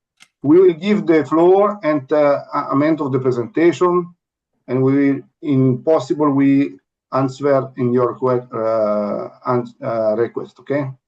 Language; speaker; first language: English; non-native, learner; Italian